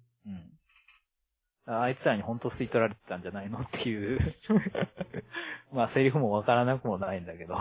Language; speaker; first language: Japanese; native; Japanese